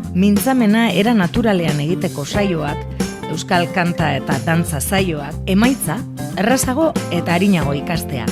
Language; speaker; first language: Basque; native; Basque